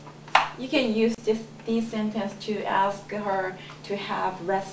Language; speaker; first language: English; non-native, learner; Korean